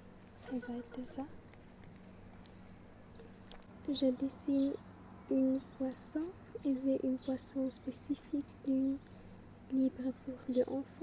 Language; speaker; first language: French; non-native, learner; German